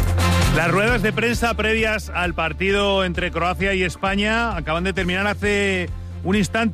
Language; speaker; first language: Spanish; native; Spanish